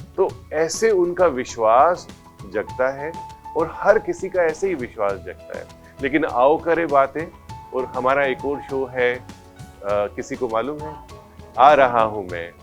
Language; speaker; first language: Hindi; native; Hindi